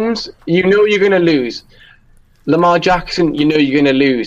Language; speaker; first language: English; native; English